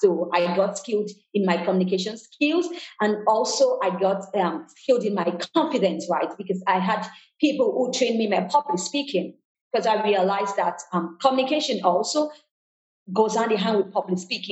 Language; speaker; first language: English; non-native, local second language; Yoruba